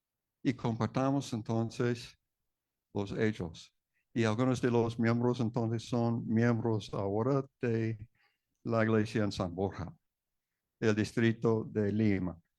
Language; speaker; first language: Spanish; non-native, fluent; English